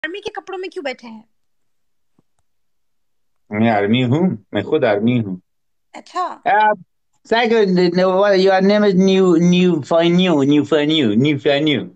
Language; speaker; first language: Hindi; non-native, learner; Persian